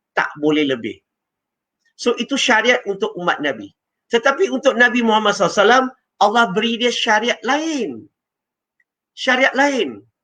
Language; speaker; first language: Malay; non-native, local second language; Chinese